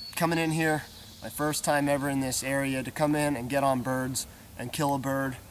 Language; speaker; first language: English; native; English